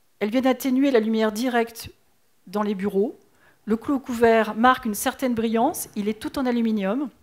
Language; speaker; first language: French; native; French